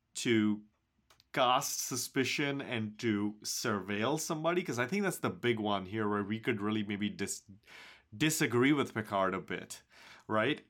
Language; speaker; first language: English; non-native, local second language; Hindi